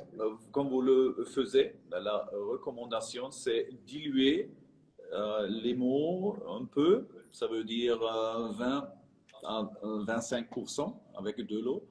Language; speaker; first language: French; non-native, fluent; German